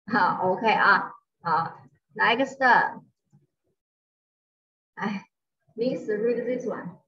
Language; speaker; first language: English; non-native, learner; Chinese